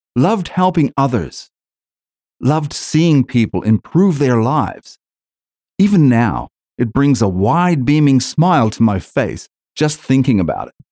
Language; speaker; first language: English; native; English